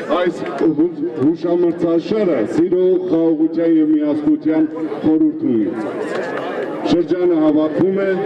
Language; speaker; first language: Armenian; native; Armenian